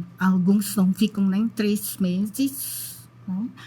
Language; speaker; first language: Portuguese; non-native, fluent; Indonesian